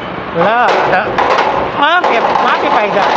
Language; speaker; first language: Arabic; non-native, learner; Filipino